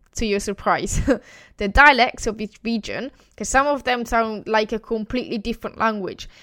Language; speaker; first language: English; non-native, fluent; Italian